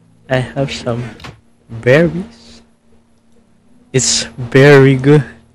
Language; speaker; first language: English; non-native, local second language; Filipino